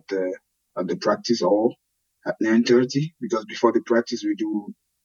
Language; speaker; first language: English; non-native, local second language; Yoruba